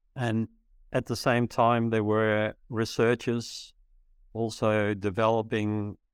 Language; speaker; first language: English; early bilingual, other home language; Dutch